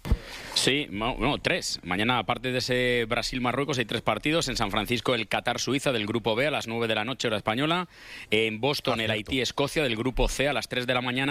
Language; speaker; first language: Spanish; native; Spanish